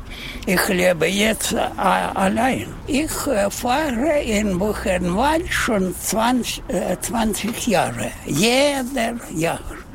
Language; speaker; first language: German; non-native, learner; Russian